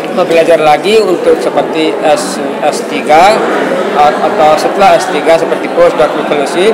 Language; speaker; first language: Indonesian; non-native, fluent; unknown